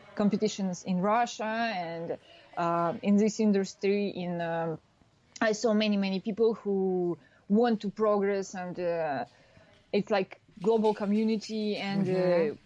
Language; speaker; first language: English; non-native, learner; Russian